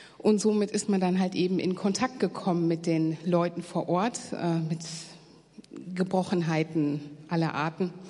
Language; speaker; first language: German; native; German